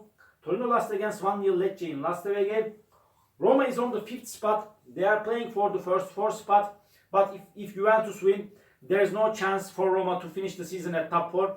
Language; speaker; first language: English; non-native, learner; Turkish